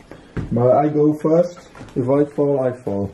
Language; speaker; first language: English; non-native, learner; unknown